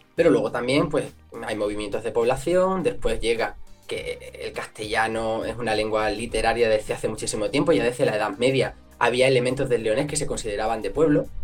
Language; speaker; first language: Spanish; non-native, local second language; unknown